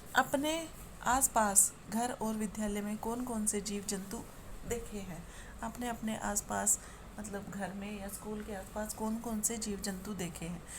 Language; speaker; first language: Hindi; native; Hindi